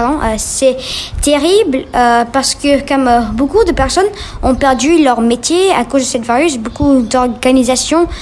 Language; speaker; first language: French; non-native, learner; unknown